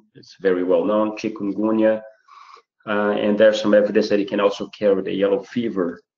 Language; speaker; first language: English; non-native, fluent; Portuguese